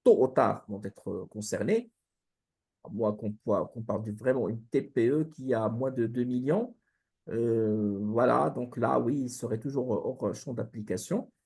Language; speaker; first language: French; non-native, local second language; Arabic